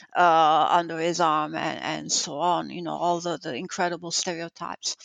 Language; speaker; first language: English; non-native, fluent; Italian